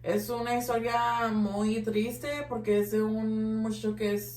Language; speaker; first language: Spanish; early bilingual, heritage; Spanish